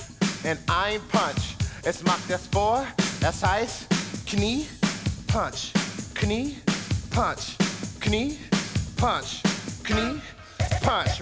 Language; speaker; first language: German; non-native, fluent; English